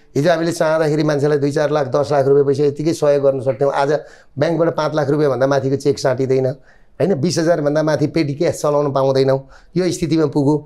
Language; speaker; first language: Nepali; native; Nepali